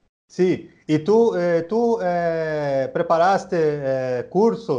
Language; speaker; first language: Spanish; non-native, learner; Portuguese